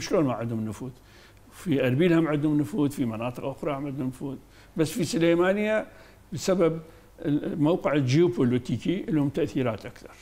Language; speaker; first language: Arabic; non-native, local second language; Kurdish